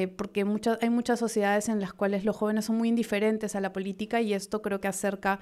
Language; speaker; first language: Spanish; native; Spanish